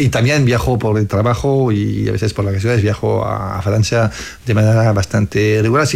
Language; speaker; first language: Spanish; non-native, fluent; French